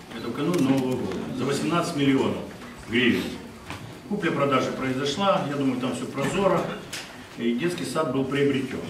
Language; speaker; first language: Russian; native; Russian